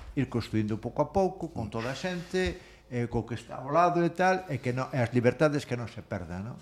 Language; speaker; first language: Galician; non-native, local second language; Spanish